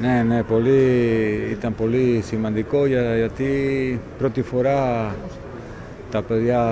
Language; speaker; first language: Greek; non-native, learner; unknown